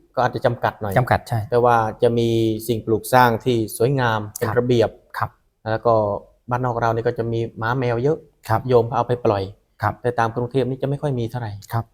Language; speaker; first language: Thai; non-native, local second language; Khmer